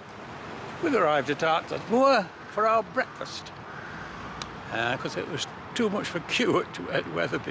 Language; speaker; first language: English; native; English